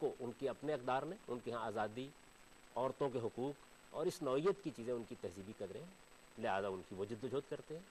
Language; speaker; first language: Urdu; non-native, local second language; Punjabi